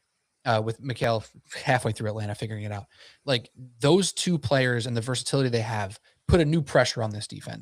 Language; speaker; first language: English; native; English